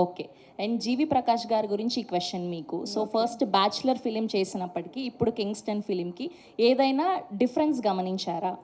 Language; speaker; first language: Telugu; native; Telugu